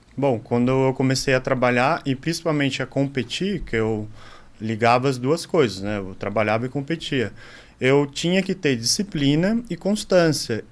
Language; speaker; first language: Portuguese; native; Portuguese